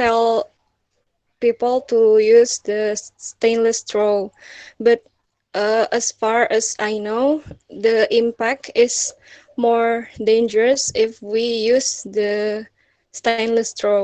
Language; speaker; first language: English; non-native, local second language; Indonesian